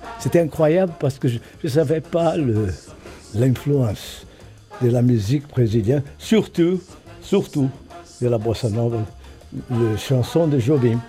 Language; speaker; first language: French; non-native, fluent; Portuguese